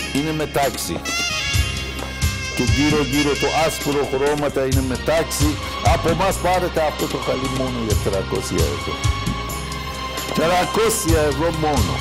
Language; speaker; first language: Greek; non-native, learner; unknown